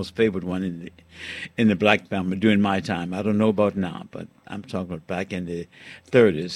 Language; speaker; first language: English; native; English